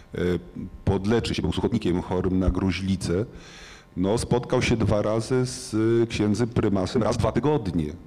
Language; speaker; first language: Polish; native; Polish